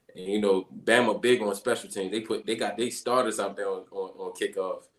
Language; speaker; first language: English; native; English